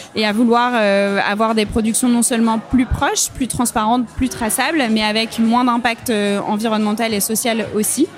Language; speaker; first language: French; native; French